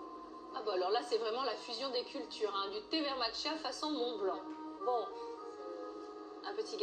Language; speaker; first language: French; native; French